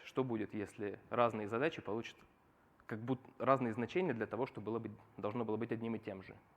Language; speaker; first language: Russian; native; Russian